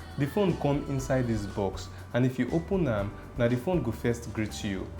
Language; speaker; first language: Nigerian Pidgin; native; Nigerian Pidgin